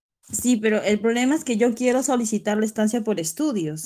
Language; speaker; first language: Spanish; native; Spanish